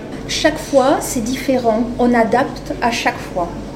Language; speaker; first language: French; native; French